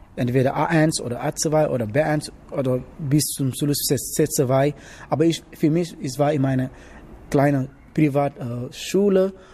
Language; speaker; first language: German; non-native, learner; Wolof